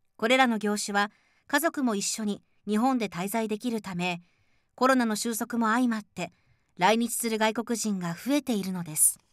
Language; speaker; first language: Japanese; native; Japanese